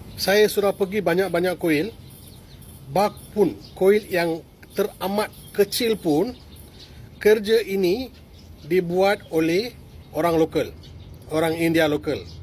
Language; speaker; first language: Malay; non-native, local second language; Tamil